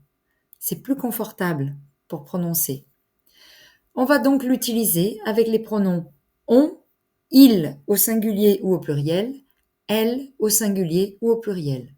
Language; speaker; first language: French; native; French